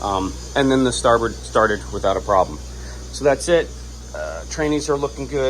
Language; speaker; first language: English; native; English